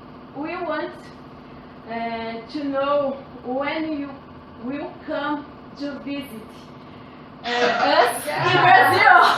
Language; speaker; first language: English; non-native, learner; Portuguese